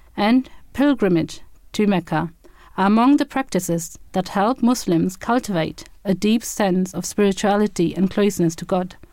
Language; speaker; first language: English; non-native, fluent; German